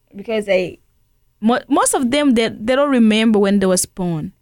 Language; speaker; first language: English; early bilingual, other home language; Rundi